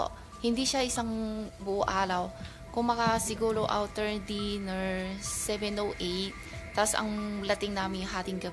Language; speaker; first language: Filipino; non-native, learner; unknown